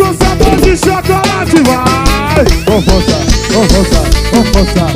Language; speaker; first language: Portuguese; native; Portuguese